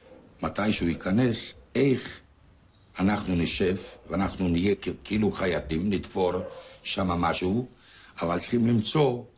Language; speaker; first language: Hebrew; non-native, fluent; Polish